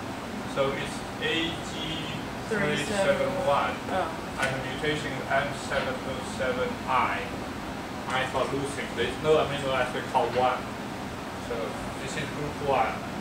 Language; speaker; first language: English; non-native, fluent; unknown